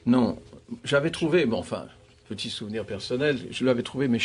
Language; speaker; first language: French; native; French